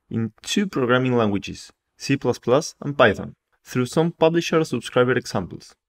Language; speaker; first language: English; non-native, fluent; Spanish